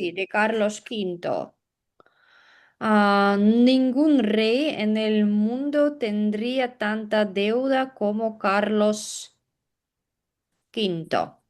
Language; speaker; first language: Spanish; non-native, learner; Russian